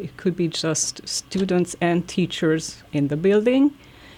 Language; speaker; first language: English; non-native, fluent; Hungarian